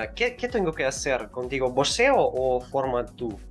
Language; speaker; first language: Spanish; non-native, learner; Russian